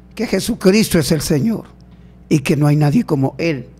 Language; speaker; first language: Spanish; native; Spanish